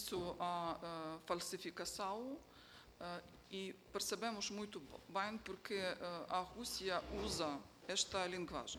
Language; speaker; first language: Portuguese; non-native, fluent; Ukrainian